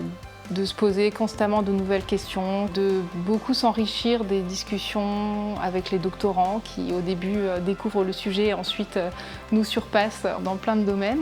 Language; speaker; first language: French; native; French